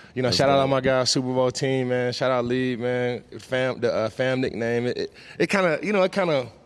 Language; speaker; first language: English; native; English